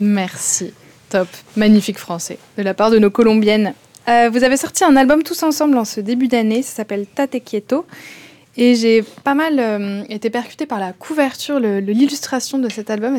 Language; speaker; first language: French; native; French